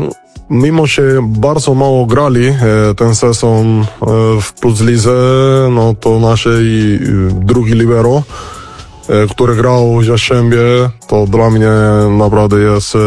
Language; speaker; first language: Polish; non-native, fluent; Spanish